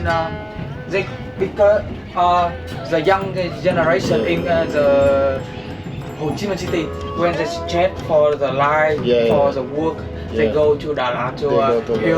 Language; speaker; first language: English; non-native, learner; Vietnamese